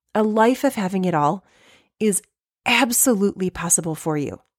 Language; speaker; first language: English; native; English